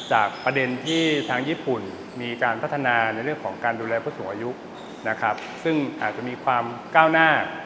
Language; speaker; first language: Thai; native; Thai